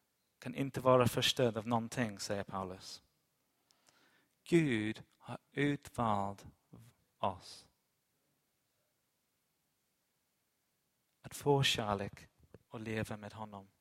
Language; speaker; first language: Swedish; non-native, fluent; English